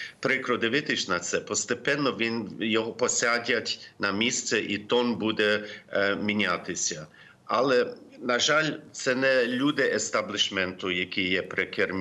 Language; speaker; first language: Ukrainian; early bilingual, heritage; Ukrainian